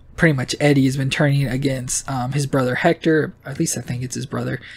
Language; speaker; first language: English; native; English